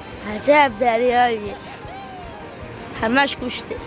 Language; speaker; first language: Persian; native; Persian